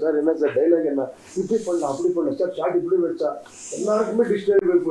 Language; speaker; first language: Tamil; non-native, learner; Kannada